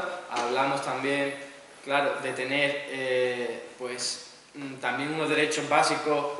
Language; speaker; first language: Spanish; native; Spanish